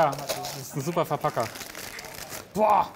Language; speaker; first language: German; native; German